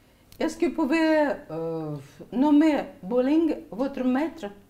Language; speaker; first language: French; non-native, fluent; Russian